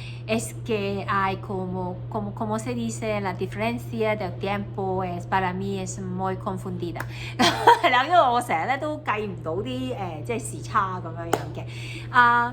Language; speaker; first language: Spanish; non-native, learner; Cantonese